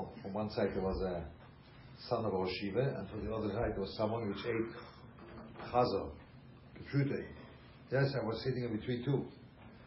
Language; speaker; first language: English; non-native, fluent; German